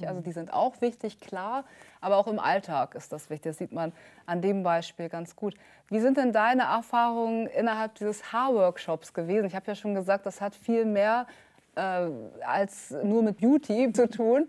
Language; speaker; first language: German; native; German